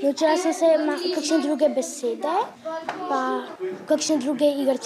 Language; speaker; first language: Slovenian; non-native, learner; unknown